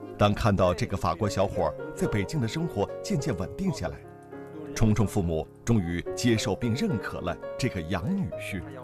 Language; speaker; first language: Chinese; native; Chinese